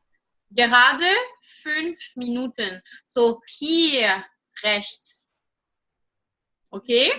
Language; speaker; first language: German; non-native, fluent; French